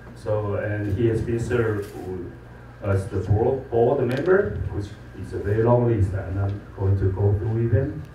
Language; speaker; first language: English; non-native, fluent; Chinese